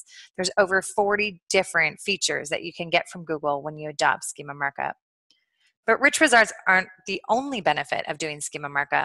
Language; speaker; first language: English; native; English